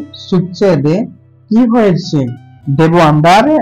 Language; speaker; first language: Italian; non-native, fluent; Bangla